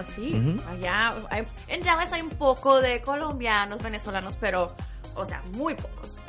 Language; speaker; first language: Spanish; early bilingual, heritage; Spanish